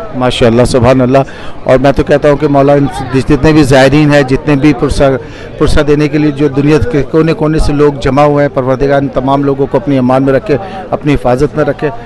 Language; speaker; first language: Urdu; native; Urdu